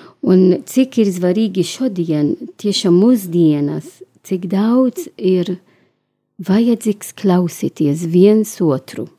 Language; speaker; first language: Latvian; non-native, learner; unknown